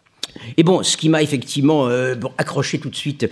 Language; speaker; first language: French; native; French